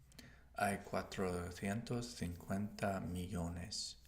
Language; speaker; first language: Spanish; non-native, learner; English